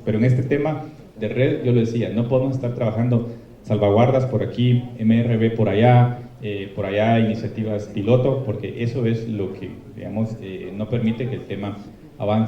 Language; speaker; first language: Spanish; native; Spanish